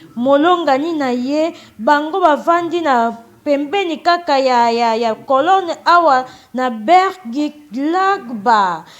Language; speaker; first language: Lingala; native; Lingala